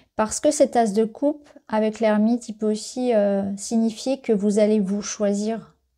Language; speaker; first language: French; native; French